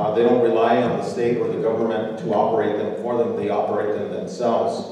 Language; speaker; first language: English; early bilingual, other home language; Spanish